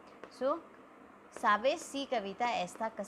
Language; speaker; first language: Spanish; non-native, fluent; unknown